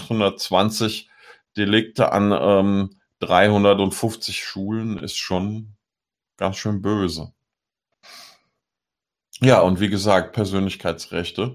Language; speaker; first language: German; native; German